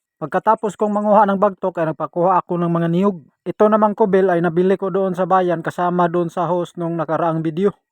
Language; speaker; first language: Filipino; non-native, local second language; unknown